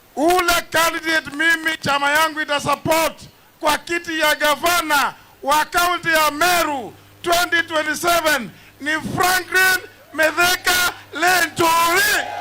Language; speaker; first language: Swahili; non-native, local second language; Embu